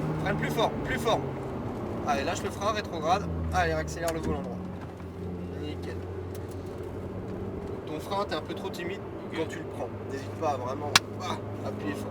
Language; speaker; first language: French; native; French